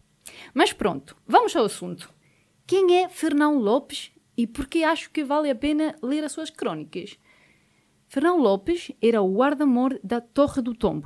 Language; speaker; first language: Portuguese; native; Portuguese